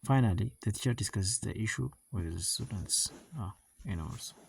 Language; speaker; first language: English; non-native, local second language; Amharic